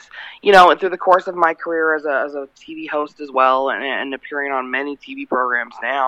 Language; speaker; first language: English; native; English